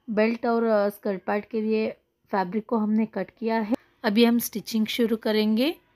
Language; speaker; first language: Hindi; non-native, local second language; Kannada